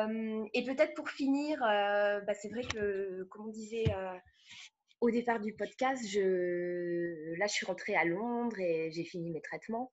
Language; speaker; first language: French; native; French